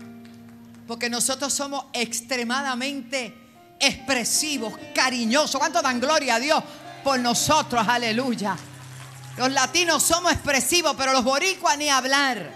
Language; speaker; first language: Spanish; native; Spanish